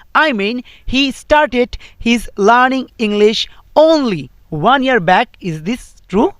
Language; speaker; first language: English; non-native, fluent; Bangla